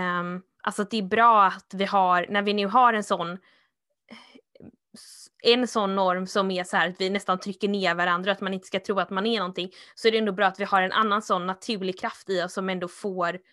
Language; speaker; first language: Swedish; native; Swedish